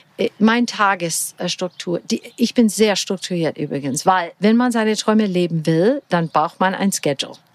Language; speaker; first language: German; non-native, fluent; English